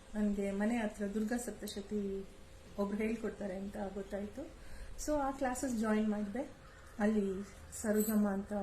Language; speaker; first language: Kannada; non-native, local second language; Kodava